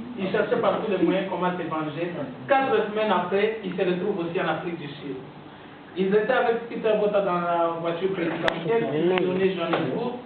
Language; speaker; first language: French; non-native, local second language; Swahili